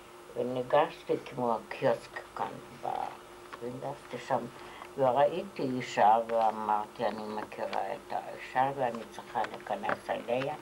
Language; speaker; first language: Hebrew; non-native, fluent; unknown